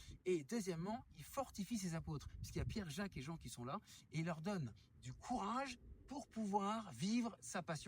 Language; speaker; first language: French; native; French